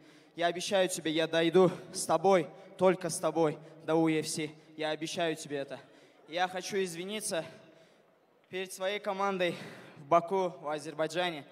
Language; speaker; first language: Russian; non-native, fluent; Azerbaijani